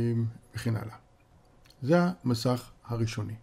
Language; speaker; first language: Hebrew; native; Hebrew